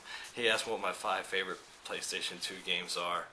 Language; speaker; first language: English; early bilingual, other home language; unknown